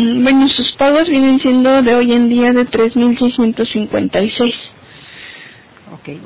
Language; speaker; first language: Spanish; native; Spanish